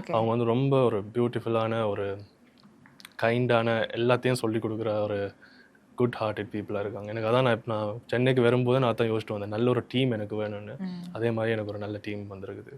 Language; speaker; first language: Tamil; early bilingual, heritage; Tamil